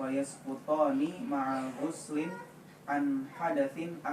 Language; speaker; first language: Arabic; non-native, learner; Indonesian